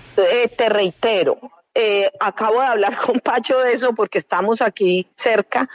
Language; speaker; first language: Spanish; native; Spanish